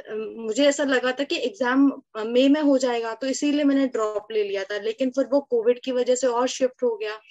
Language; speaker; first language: Hindi; native; Hindi